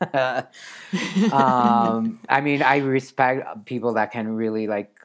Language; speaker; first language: English; non-native, fluent; Spanish